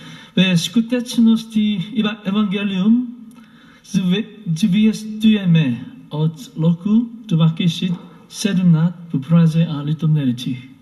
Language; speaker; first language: Czech; non-native, learner; Korean